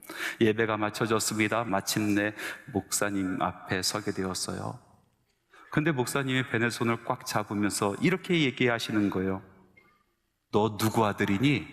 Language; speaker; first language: Korean; native; Korean